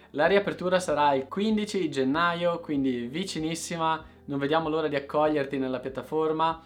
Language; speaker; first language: Italian; native; Italian